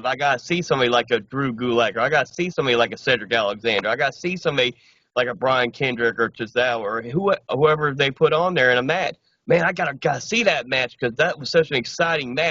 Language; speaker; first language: English; native; English